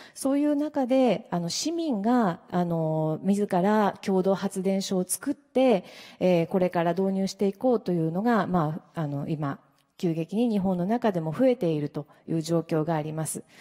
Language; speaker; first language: Japanese; native; Japanese